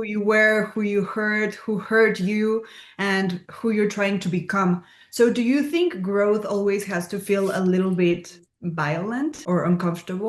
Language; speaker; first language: English; non-native, fluent; Spanish